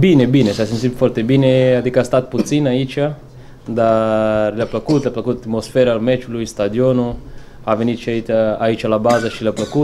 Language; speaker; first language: Romanian; non-native, fluent; Portuguese